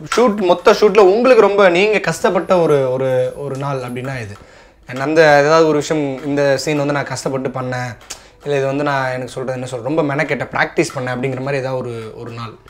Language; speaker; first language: Tamil; native; Tamil